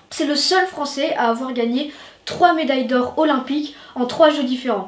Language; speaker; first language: French; native; French